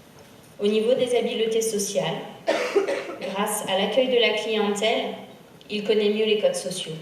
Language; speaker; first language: French; native; French